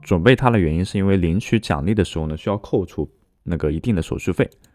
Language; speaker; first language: Chinese; native; Chinese